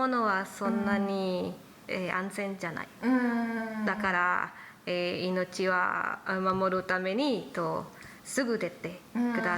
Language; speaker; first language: Japanese; non-native, learner; Spanish